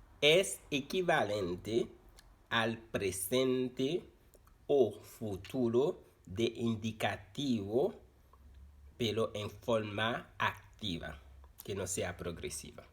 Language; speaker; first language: Spanish; non-native, fluent; Haitian Creole